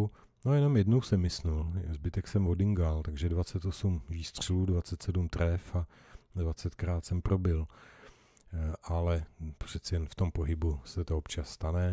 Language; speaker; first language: Czech; native; Czech